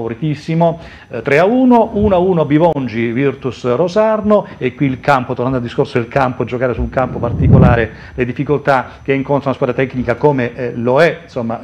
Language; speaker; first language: Italian; native; Italian